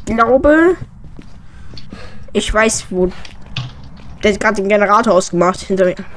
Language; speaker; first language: German; native; German